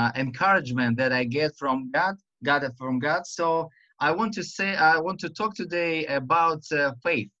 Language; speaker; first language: English; non-native, fluent; Russian